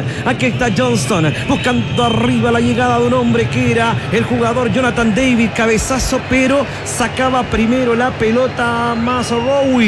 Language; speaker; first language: Spanish; native; Spanish